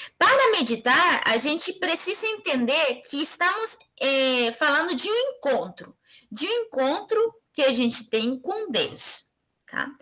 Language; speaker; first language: Portuguese; non-native, fluent; Spanish